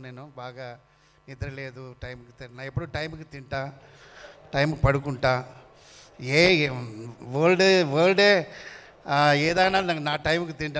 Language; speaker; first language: Telugu; non-native, learner; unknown